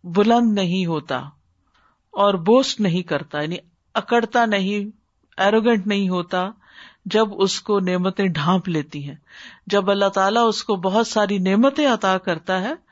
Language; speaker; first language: Urdu; native; Urdu